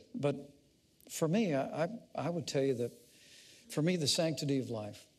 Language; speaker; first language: English; native; English